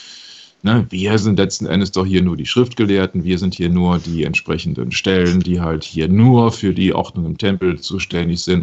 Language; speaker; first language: German; native; German